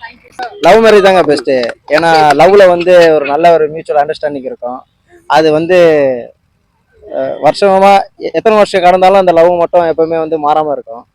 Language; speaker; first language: Tamil; native; Tamil